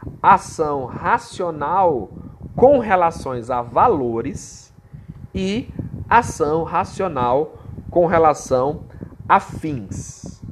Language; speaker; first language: Portuguese; native; Portuguese